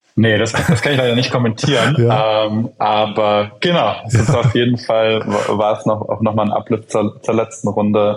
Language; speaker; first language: German; native; German